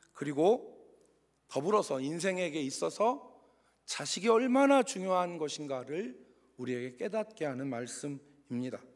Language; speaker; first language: Korean; native; Korean